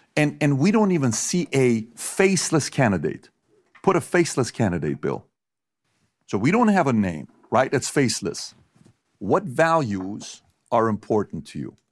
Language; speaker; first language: English; early bilingual, other home language; Persian